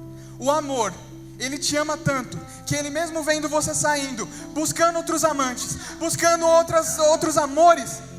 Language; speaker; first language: Portuguese; native; Portuguese